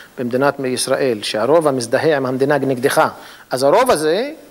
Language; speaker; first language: Hebrew; non-native, local second language; Arabic